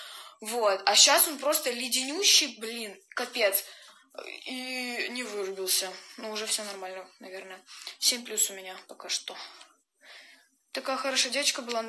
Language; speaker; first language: Russian; native; Russian